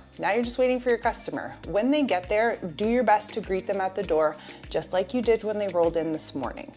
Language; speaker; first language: English; native; English